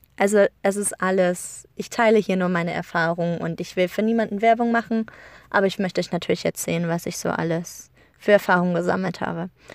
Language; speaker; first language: German; native; German